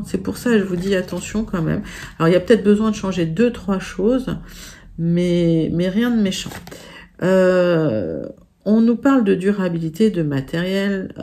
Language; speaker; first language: French; native; French